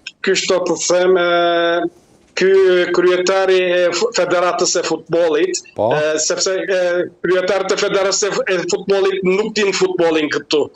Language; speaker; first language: Albanian; early bilingual, heritage; Albanian